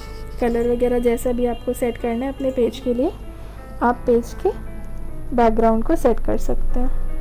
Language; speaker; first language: Hindi; native; Hindi